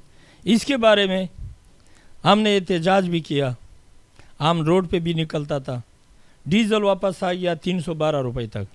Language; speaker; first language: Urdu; non-native, local second language; Pashto